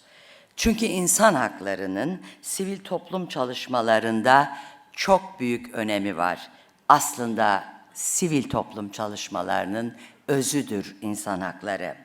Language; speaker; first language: Turkish; native; Turkish